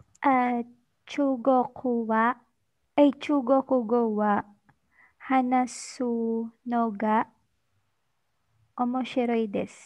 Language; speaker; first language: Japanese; non-native, learner; Filipino